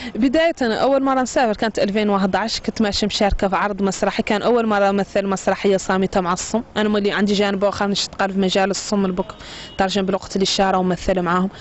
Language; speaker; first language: Arabic; native; Arabic